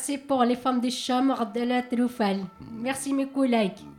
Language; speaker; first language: French; non-native, learner; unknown